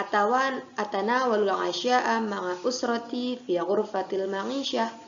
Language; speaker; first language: Arabic; non-native, fluent; Indonesian